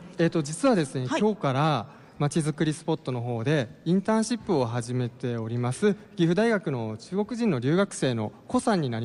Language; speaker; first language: Japanese; native; Japanese